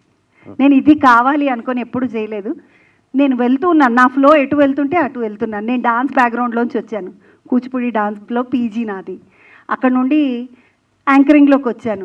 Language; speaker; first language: Telugu; native; Telugu